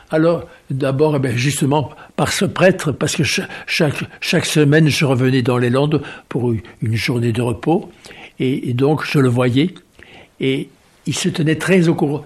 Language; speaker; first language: French; native; French